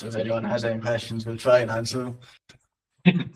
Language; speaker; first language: English; native; English